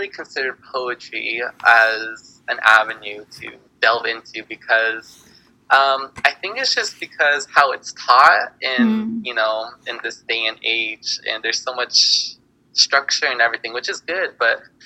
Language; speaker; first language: English; native; English